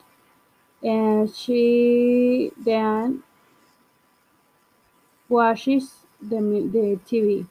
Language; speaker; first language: English; non-native, learner; Spanish